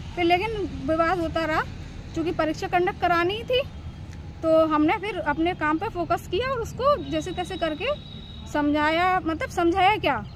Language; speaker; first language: Hindi; native; Hindi